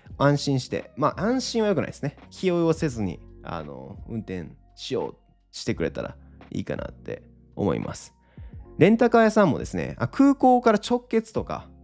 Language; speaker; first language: Japanese; native; Japanese